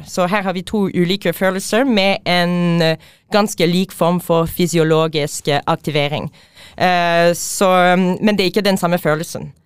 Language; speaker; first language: Norwegian; non-native, fluent; French